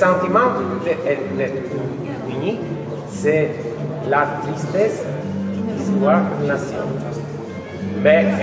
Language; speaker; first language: French; non-native, learner; Polish